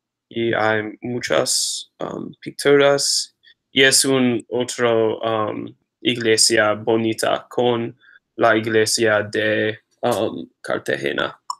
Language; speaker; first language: Spanish; non-native, learner; English